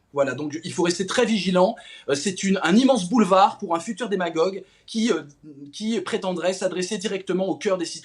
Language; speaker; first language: French; native; French